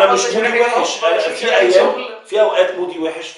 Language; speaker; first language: Arabic; native; Arabic